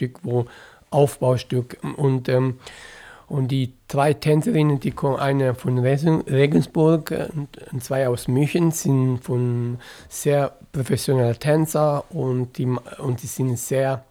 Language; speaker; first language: German; non-native, fluent; Italian